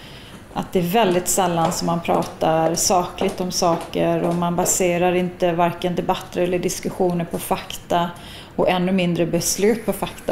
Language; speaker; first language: Swedish; native; Swedish